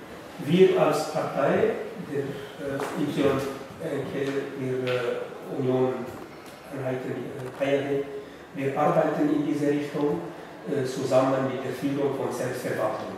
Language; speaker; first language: German; non-native, fluent; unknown